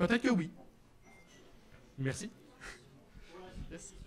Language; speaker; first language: French; native; French